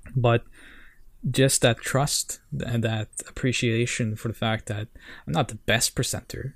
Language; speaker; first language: English; non-native, fluent; Norwegian